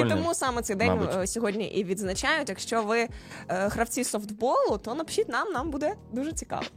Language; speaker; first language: Ukrainian; native; Ukrainian